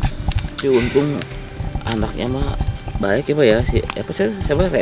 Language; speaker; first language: Indonesian; native; Indonesian